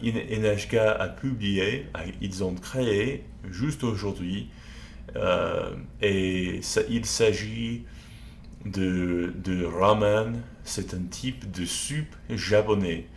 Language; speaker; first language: French; non-native, learner; English